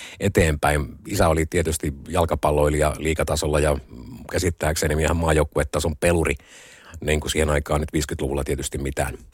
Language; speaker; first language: Finnish; native; Finnish